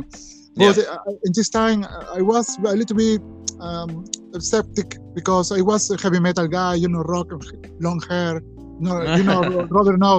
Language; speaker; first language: English; non-native, learner; Spanish